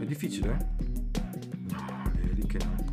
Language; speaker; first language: Italian; native; Italian